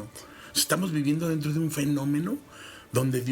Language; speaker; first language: Spanish; native; Spanish